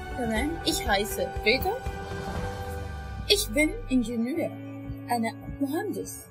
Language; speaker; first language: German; non-native, learner; Arabic